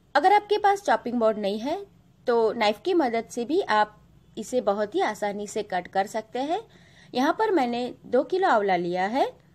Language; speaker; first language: Hindi; non-native, local second language; Gujarati